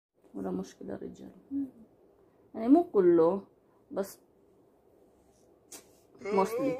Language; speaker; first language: Arabic; non-native, learner; Filipino